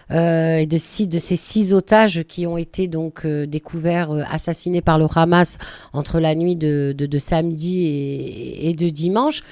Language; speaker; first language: French; native; French